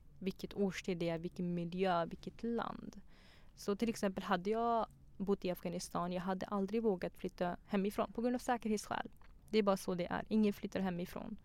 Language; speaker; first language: Swedish; early bilingual, other home language; Persian